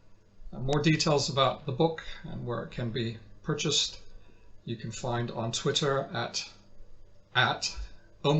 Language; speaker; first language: English; native; English